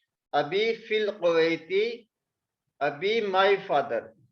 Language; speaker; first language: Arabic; non-native, fluent; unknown